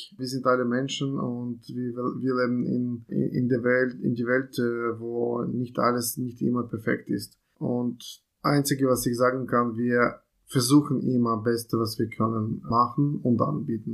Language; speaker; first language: German; non-native, fluent; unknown